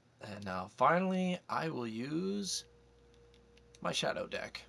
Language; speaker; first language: English; native; English